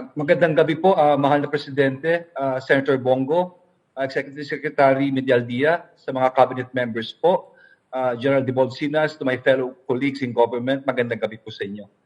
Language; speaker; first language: Filipino; native; Filipino